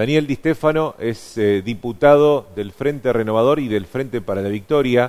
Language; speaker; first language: Spanish; native; Spanish